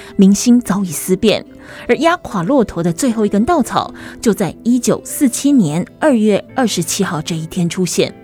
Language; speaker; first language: Chinese; native; Chinese